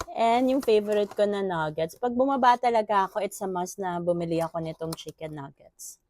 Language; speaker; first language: Filipino; native; Filipino